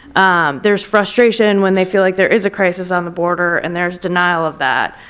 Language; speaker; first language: English; native; English